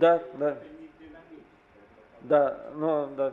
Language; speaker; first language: Russian; native; Russian